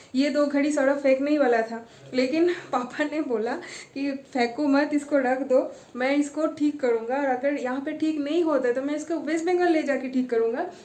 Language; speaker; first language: Hindi; non-native, local second language; Bangla